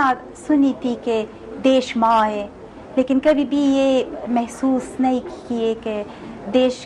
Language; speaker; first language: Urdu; non-native, learner; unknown